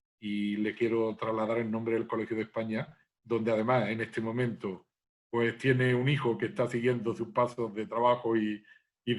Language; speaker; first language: Spanish; native; Spanish